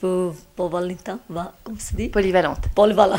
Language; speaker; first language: French; non-native, learner; Portuguese